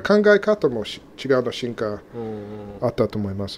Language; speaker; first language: Japanese; non-native, fluent; English